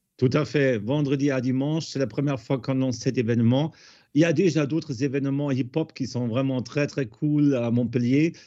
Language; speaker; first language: French; non-native, fluent; German